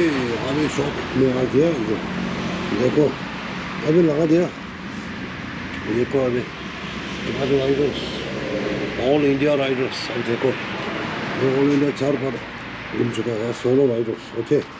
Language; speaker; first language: Hindi; non-native, local second language; Tibetan